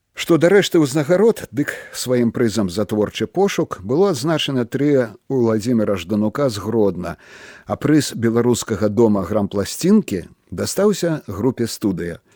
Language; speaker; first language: Belarusian; native; Belarusian